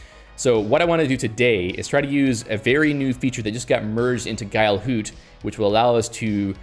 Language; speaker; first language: English; native; English